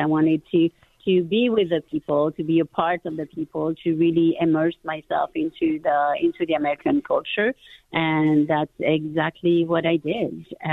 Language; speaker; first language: English; non-native, fluent; French